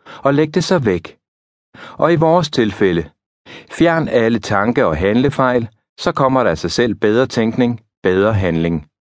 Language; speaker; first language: Danish; native; Danish